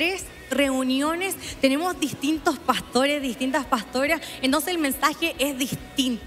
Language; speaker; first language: Spanish; native; Spanish